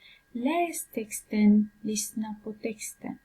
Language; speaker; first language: Swedish; non-native, fluent; Pashto